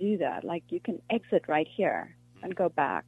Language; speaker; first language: English; non-native, local second language; Afrikaans